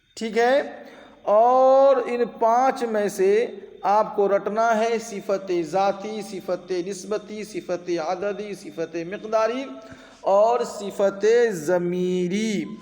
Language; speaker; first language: Urdu; native; Urdu